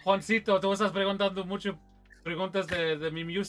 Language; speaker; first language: Spanish; early bilingual, heritage; English